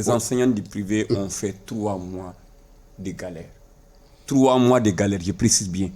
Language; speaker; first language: French; non-native, local second language; Bambara